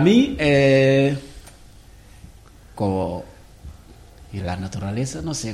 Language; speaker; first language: Spanish; non-native, learner; Wolof